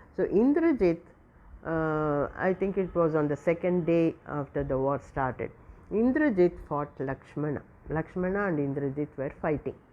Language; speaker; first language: English; non-native, local second language; Tamil